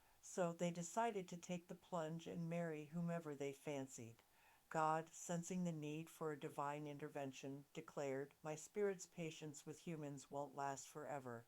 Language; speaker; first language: English; native; English